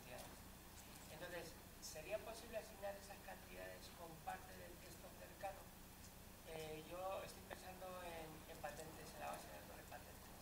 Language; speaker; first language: Spanish; native; Spanish